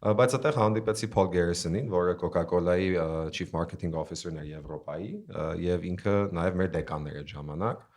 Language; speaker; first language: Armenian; early bilingual, heritage; Armenian